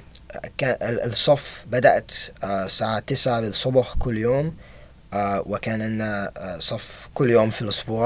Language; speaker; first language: Arabic; non-native, learner; English